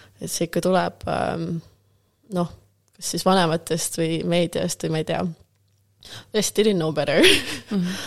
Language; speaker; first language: Estonian; non-native, local second language; Russian